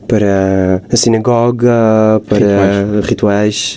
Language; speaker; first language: Portuguese; non-native, fluent; Hebrew